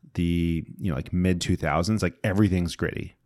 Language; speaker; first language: English; native; English